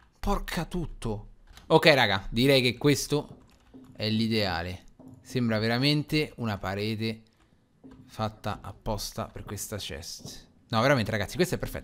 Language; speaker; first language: Italian; native; Italian